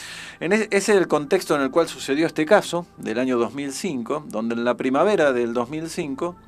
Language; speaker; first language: Spanish; native; Spanish